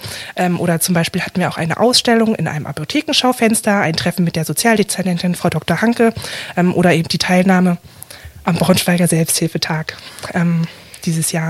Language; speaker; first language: German; native; German